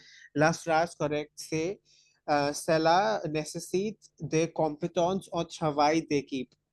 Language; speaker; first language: French; non-native, fluent; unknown